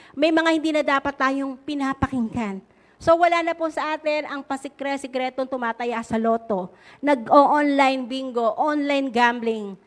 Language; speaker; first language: Filipino; native; Filipino